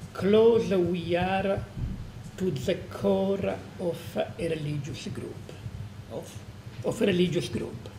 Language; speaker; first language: English; non-native, fluent; Italian